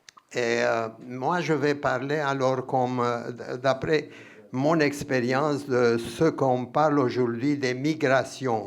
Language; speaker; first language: French; non-native, fluent; Romanian